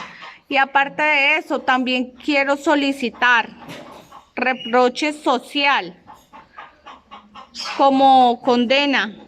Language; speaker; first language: Spanish; native; Spanish